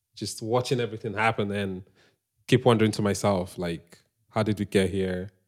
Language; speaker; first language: English; non-native, local second language; Igbo